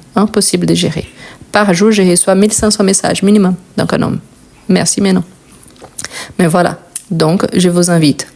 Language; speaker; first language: French; non-native, fluent; Portuguese